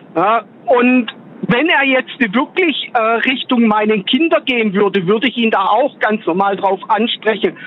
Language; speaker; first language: German; native; German